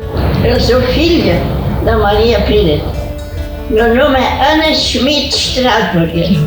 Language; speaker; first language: Portuguese; non-native, local second language; German